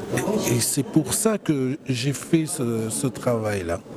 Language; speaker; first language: French; non-native, local second language; Arabic